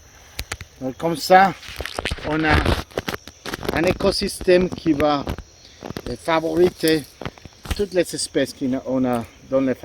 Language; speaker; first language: French; non-native, fluent; Spanish